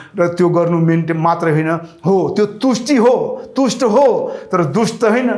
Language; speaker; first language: Nepali; non-native, local second language; Rana Tharu